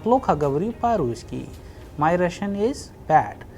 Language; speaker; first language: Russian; non-native, fluent; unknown